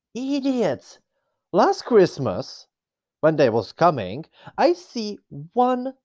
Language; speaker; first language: English; non-native, fluent; Czech